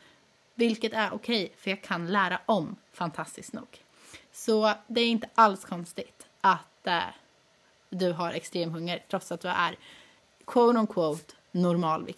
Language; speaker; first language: Swedish; native; Swedish